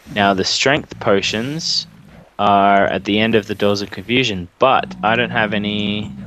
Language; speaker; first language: English; native; English